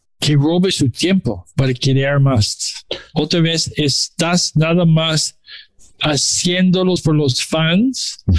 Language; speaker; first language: Spanish; non-native, learner; English